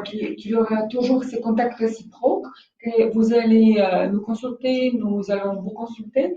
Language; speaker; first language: French; non-native, fluent; Polish